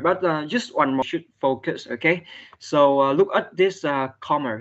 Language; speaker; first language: English; non-native, fluent; Vietnamese